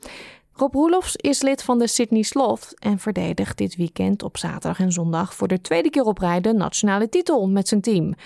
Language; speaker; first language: Dutch; native; Dutch